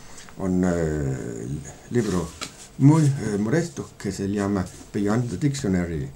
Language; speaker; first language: Spanish; non-native, fluent; Danish